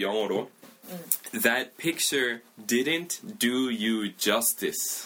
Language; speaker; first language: English; native; English